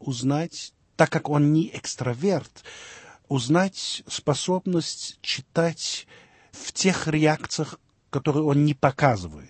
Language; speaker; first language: Russian; early bilingual, heritage; Russian